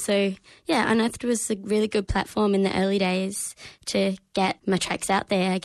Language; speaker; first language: English; native; English